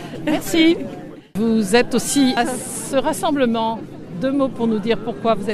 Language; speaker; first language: French; native; French